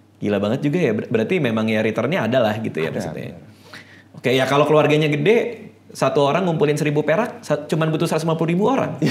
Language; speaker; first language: Indonesian; native; Indonesian